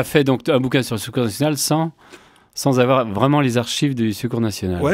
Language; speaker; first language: French; native; French